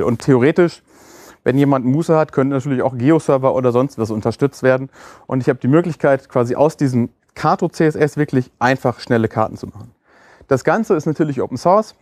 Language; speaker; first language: German; native; German